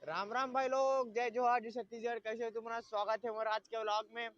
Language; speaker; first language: Hindi; non-native, local second language; Chhattisgarhi